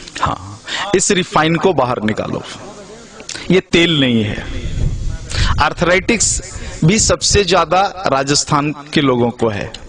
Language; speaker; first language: Hindi; native; Hindi